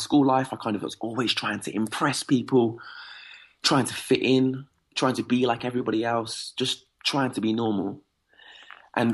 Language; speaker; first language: English; native; English